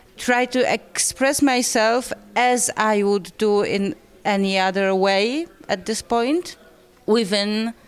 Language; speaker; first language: English; non-native, fluent; Polish